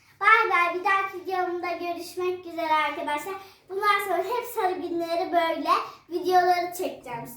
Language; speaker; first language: Turkish; native; Turkish